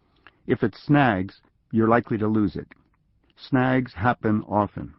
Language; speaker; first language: English; native; English